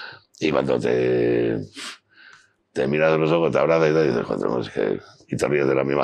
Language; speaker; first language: Spanish; native; Spanish